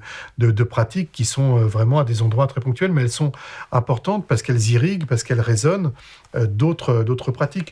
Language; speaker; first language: French; native; French